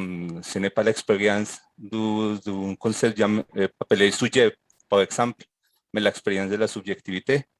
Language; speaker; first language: French; non-native, fluent; Spanish